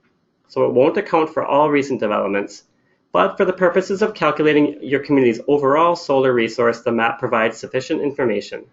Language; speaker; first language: English; native; English